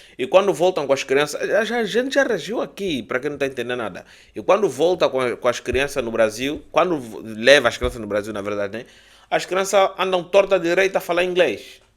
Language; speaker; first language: Portuguese; native; Portuguese